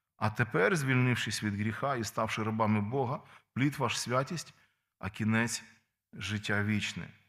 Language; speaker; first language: Ukrainian; non-native, local second language; Russian